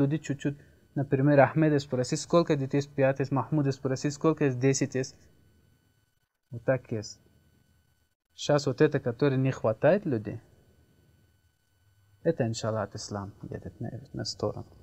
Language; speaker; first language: Russian; non-native, learner; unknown